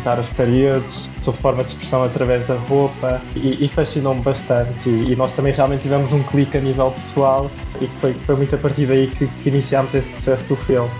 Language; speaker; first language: Portuguese; native; Portuguese